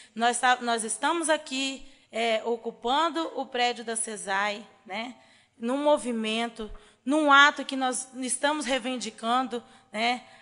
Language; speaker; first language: Portuguese; native; Portuguese